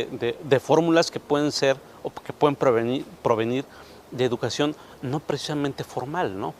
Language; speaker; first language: Spanish; native; Spanish